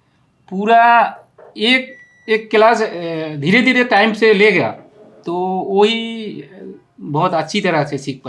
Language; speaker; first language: Hindi; non-native, local second language; Bangla